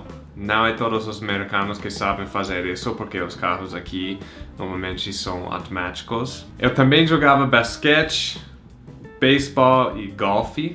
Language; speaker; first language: Portuguese; non-native, fluent; English